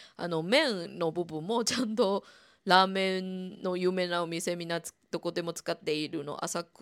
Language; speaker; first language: Japanese; non-native, fluent; Chinese